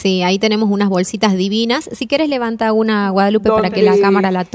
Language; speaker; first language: Spanish; native; Spanish